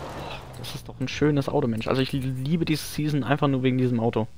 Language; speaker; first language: German; native; German